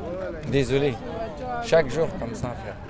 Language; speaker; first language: French; non-native, learner; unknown